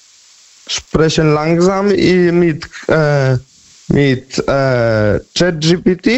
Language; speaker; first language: German; non-native, learner; Polish